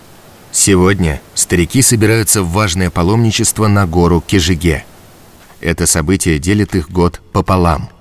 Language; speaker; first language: Russian; native; Russian